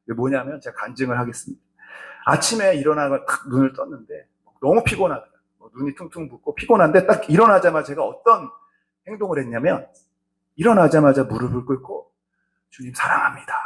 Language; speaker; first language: Korean; native; Korean